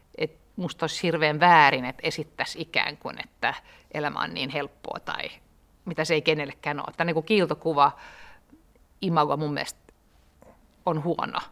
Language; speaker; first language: Finnish; native; Finnish